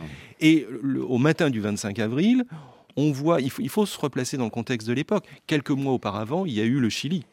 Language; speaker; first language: French; native; French